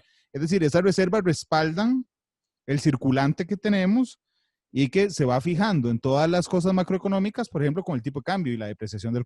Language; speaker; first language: Spanish; native; Spanish